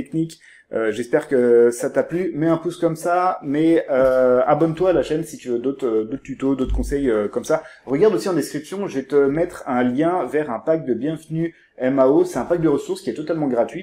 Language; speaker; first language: French; native; French